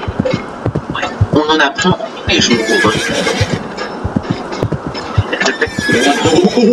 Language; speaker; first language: French; native; French